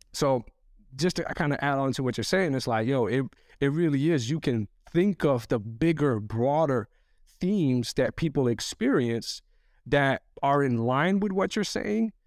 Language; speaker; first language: English; early bilingual, other home language; Arabic